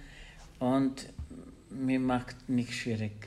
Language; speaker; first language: German; non-native, learner; Albanian